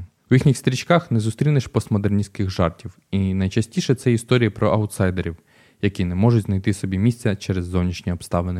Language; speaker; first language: Ukrainian; native; Ukrainian